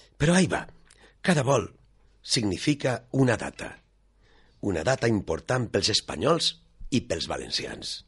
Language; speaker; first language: Catalan; non-native, local second language; Spanish